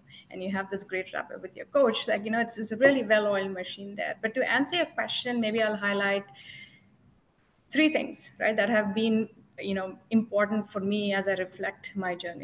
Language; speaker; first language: English; non-native, local second language; Telugu